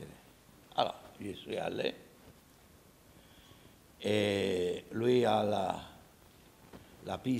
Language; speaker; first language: French; non-native, learner; Italian